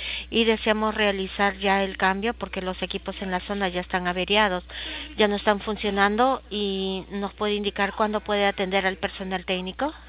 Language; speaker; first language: Spanish; native; Spanish